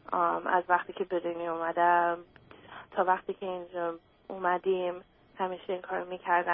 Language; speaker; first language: Persian; early bilingual, other home language; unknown